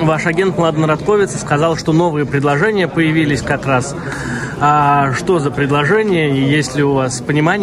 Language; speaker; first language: Russian; native; Russian